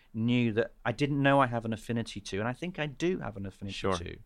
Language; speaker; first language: English; native; English